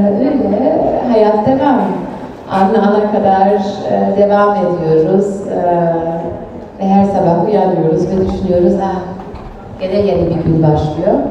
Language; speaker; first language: Turkish; non-native, fluent; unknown